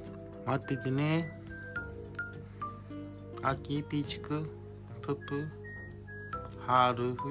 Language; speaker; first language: Japanese; native; Japanese